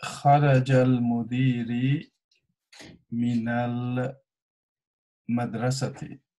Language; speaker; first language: Arabic; non-native, learner; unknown